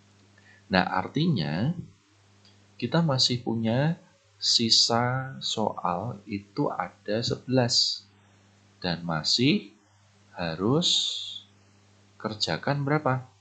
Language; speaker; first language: Indonesian; native; Indonesian